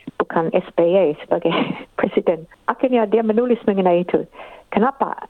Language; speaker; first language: Indonesian; non-native, fluent; English